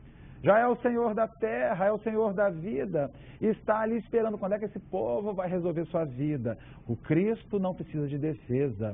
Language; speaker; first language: Portuguese; native; Portuguese